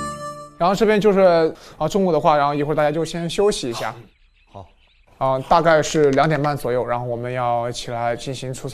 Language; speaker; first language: Chinese; native; Chinese